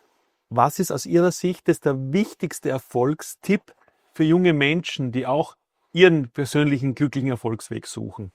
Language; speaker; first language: German; native; German